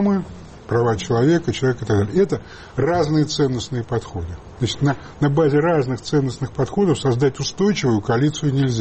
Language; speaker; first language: Russian; native; Russian